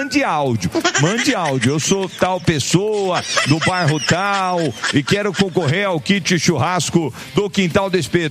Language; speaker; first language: Portuguese; native; Portuguese